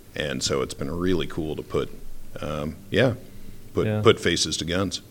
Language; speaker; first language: English; native; English